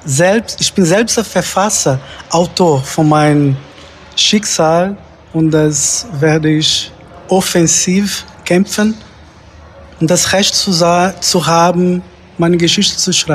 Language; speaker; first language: German; non-native, fluent; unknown